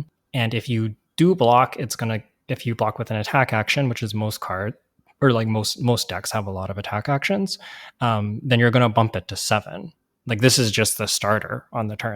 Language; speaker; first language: English; native; English